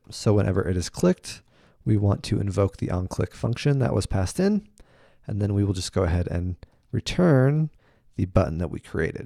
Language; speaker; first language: English; native; English